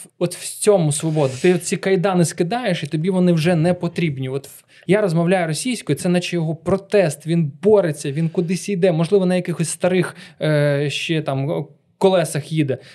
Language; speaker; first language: Ukrainian; non-native, local second language; Russian